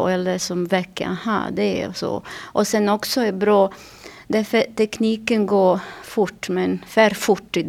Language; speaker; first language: Swedish; non-native, learner; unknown